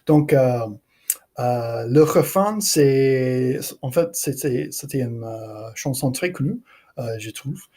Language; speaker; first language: French; non-native, learner; English